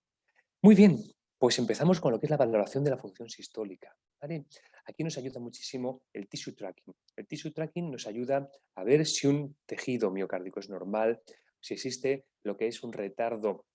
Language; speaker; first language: Spanish; native; Spanish